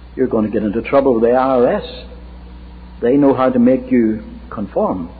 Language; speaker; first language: English; native; English